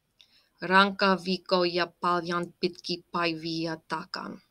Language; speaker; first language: Finnish; non-native, learner; English